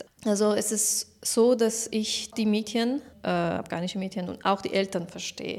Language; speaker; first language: German; non-native, fluent; Persian